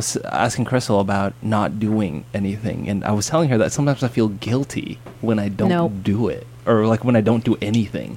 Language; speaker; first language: English; native; English